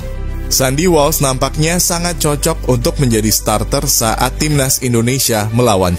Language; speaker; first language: Indonesian; native; Indonesian